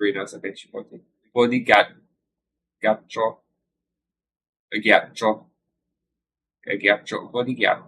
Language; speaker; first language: Italian; non-native, learner; English